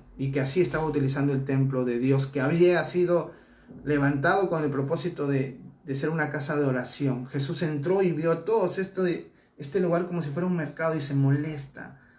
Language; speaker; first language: Spanish; native; Spanish